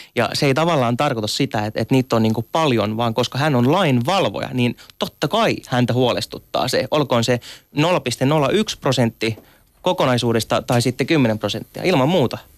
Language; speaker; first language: Finnish; early bilingual, other home language; Arabic